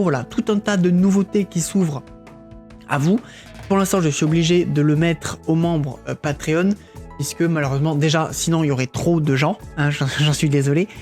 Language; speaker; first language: French; native; French